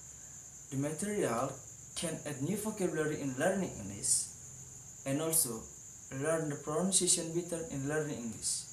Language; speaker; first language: English; non-native, learner; Indonesian